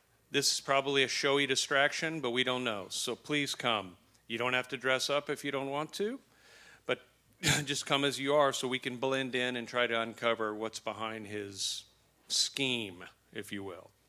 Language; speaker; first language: English; native; English